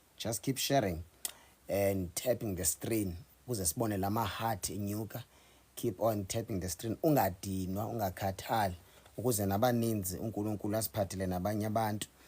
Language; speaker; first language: Zulu; non-native, local second language; Xhosa